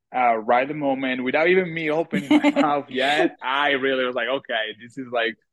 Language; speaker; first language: English; non-native, fluent; Italian